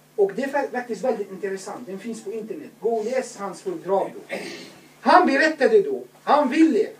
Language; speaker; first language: Swedish; non-native, fluent; Arabic